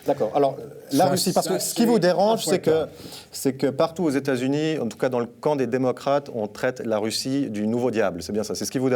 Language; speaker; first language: French; native; French